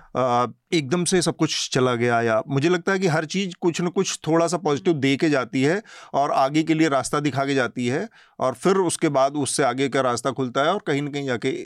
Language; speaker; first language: Hindi; native; Hindi